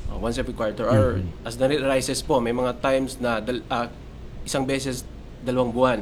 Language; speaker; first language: Filipino; non-native, local second language; Cebuano